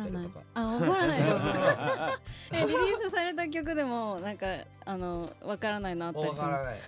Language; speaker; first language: Japanese; native; Japanese